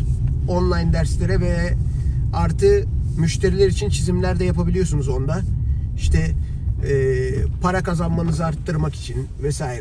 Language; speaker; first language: Turkish; native; Turkish